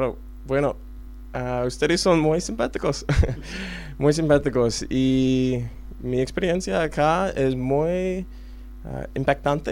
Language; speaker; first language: Spanish; non-native, learner; English